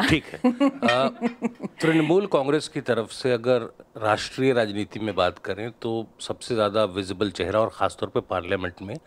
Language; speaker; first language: Hindi; native; Hindi